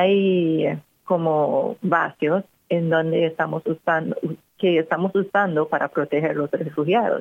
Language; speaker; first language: Spanish; non-native, fluent; English